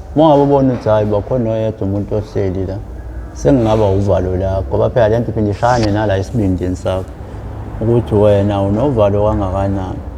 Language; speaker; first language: Zulu; native; Zulu